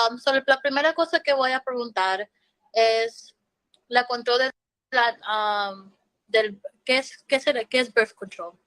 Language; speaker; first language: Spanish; early bilingual, heritage; Spanish